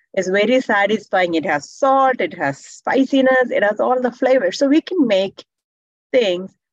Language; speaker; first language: English; non-native, local second language; Malayalam